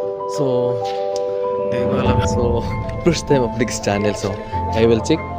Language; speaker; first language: English; non-native, learner; Filipino